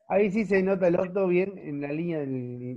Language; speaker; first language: Spanish; native; Spanish